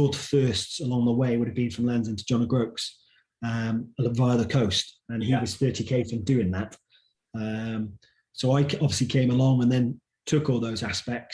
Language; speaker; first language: English; native; English